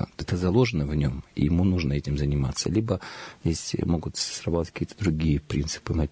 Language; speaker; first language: Russian; native; Russian